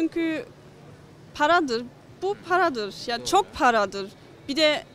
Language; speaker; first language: Turkish; early bilingual, other home language; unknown